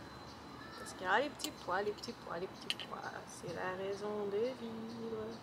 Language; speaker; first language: French; native; French